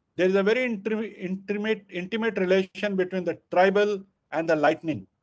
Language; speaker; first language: English; non-native, local second language; Hindi